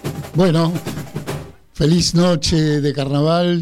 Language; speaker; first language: Spanish; native; Spanish